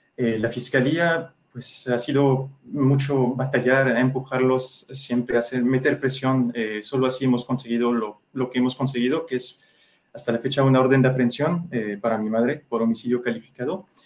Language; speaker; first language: Spanish; non-native, fluent; French